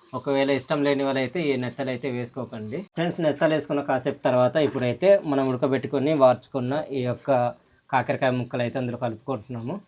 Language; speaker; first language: Telugu; non-native, local second language; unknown